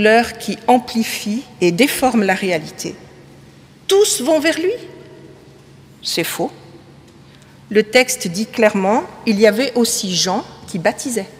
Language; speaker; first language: French; native; French